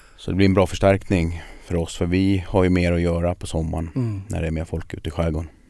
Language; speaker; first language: Swedish; early bilingual, other home language; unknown